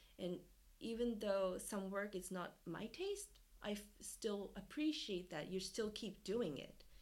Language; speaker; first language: English; non-native, fluent; Japanese